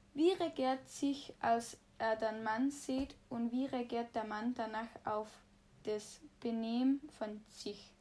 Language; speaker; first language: German; non-native, learner; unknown